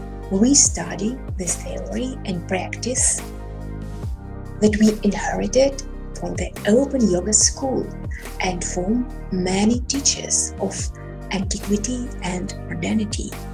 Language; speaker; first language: English; non-native, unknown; Russian